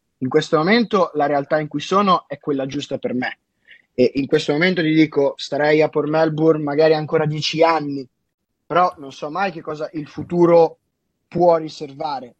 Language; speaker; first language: Italian; native; Italian